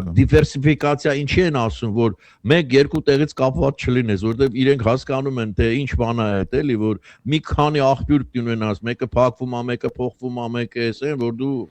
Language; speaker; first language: Armenian; native; Armenian